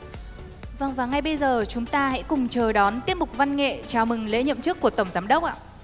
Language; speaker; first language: Vietnamese; native; Vietnamese